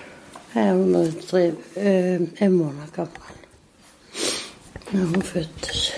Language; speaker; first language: Swedish; non-native, fluent; Finnish